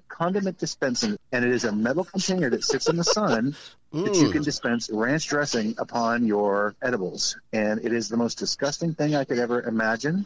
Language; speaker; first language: English; native; English